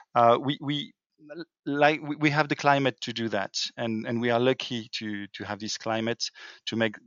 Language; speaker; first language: English; non-native, fluent; French